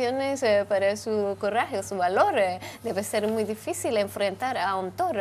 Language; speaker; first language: Spanish; non-native, fluent; Turkish